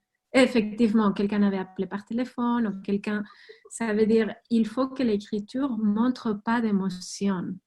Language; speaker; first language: French; non-native, fluent; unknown